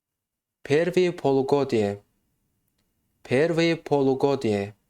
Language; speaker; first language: Russian; non-native, fluent; Tajik